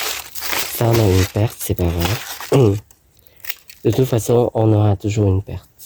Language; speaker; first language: French; non-native, learner; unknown